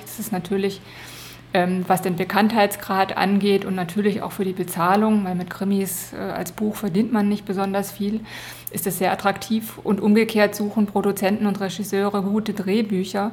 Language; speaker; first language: German; native; German